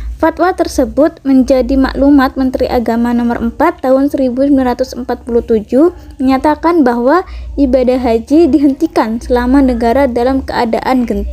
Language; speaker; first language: Indonesian; native; Indonesian